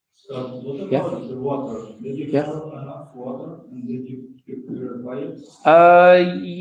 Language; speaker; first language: English; non-native, fluent; Ukrainian